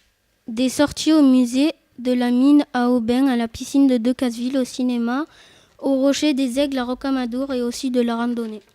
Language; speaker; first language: French; native; French